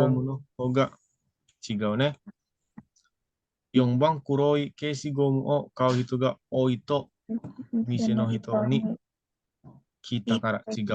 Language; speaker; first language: Japanese; non-native, fluent; Indonesian